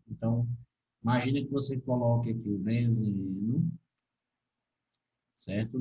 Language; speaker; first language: Portuguese; native; Portuguese